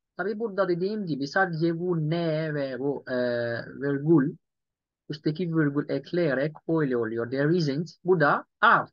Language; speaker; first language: Turkish; non-native, fluent; Yoruba